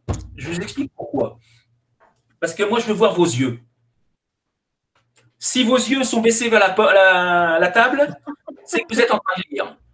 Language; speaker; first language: French; native; French